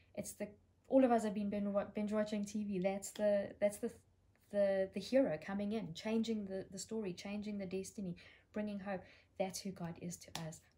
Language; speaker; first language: English; native; English